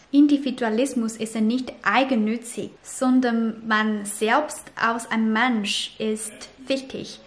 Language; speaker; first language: German; non-native, fluent; Chinese